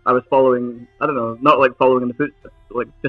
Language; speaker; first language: English; native; English